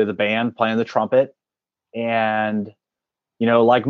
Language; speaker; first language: English; native; English